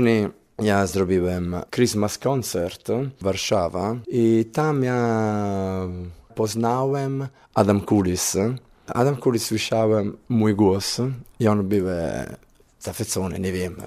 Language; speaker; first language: Polish; non-native, learner; Italian